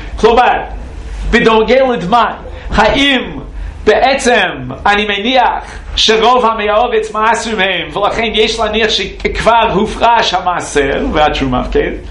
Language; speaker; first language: Hebrew; non-native, fluent; English